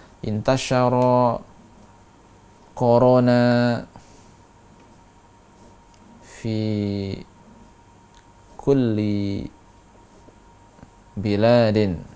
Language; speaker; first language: Arabic; non-native, fluent; Indonesian